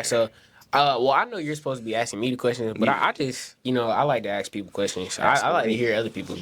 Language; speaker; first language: English; native; English